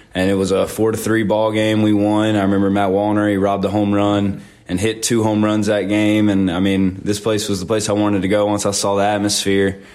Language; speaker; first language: English; native; English